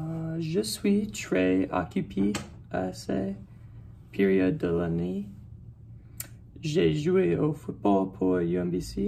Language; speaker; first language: French; non-native, learner; English